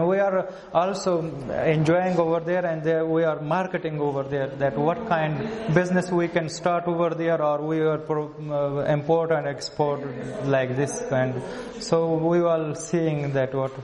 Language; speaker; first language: English; non-native, learner; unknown